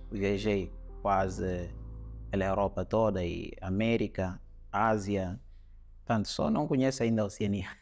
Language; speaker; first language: Portuguese; non-native, local second language; Upper Guinea Crioulo